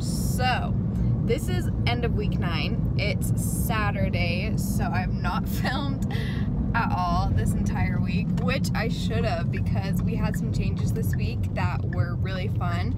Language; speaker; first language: English; native; English